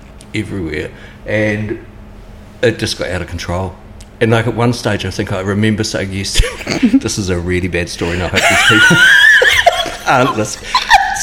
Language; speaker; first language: English; native; English